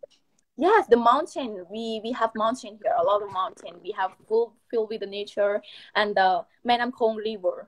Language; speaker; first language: English; non-native, learner; Thai